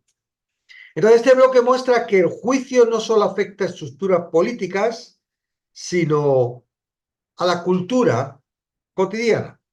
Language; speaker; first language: Spanish; native; Spanish